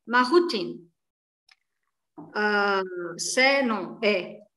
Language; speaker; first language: French; non-native, learner; Portuguese